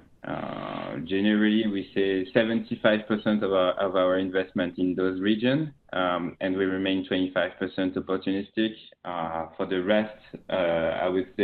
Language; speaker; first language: English; non-native, fluent; French